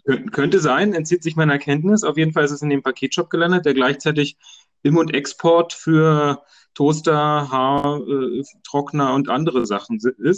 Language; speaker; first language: German; native; German